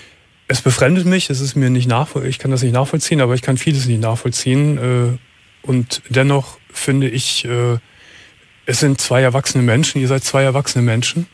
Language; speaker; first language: German; native; German